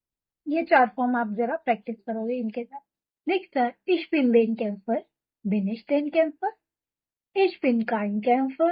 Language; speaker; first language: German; non-native, fluent; Hindi